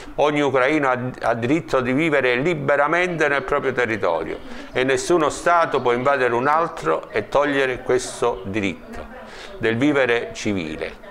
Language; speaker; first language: Italian; native; Italian